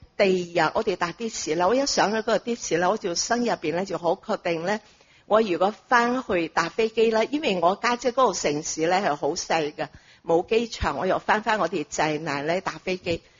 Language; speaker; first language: Cantonese; non-native, fluent; Chinese